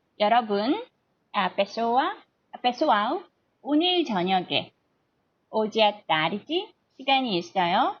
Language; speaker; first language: Portuguese; non-native, learner; Korean